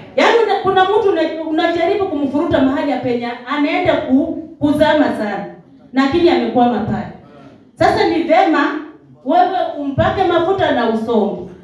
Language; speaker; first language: Swahili; native; Swahili